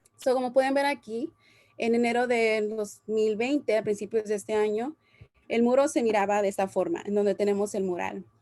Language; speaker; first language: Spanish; early bilingual, heritage; Spanish